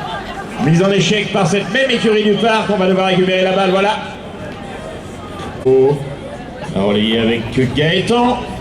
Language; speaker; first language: French; native; French